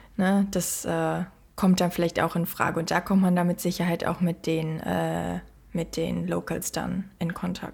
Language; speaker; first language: German; native; German